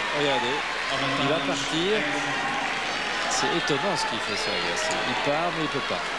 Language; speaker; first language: French; native; French